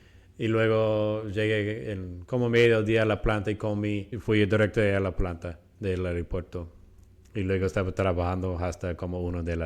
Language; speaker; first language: Spanish; non-native, fluent; English